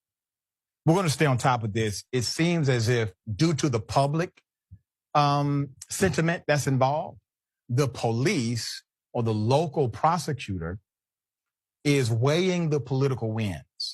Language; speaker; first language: English; native; English